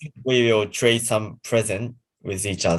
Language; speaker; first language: English; non-native, learner; Japanese